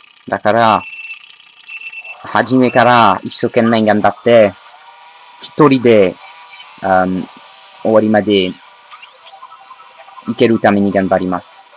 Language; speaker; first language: Japanese; non-native, learner; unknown